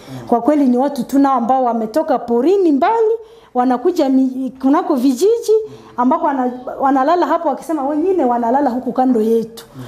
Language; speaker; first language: Swahili; non-native, local second language; Nande